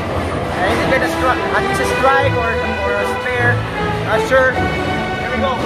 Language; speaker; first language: English; non-native, local second language; Filipino